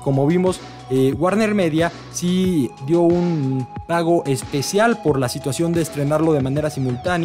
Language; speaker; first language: Spanish; native; Spanish